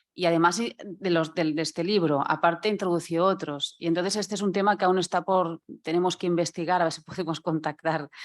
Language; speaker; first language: Spanish; non-native, local second language; Catalan